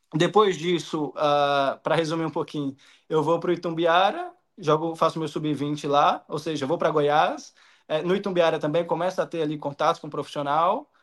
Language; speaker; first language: Portuguese; native; Portuguese